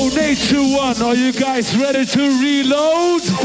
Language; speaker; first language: English; non-native, fluent; Swedish